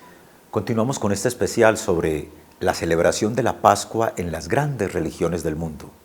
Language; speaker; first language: Spanish; native; Spanish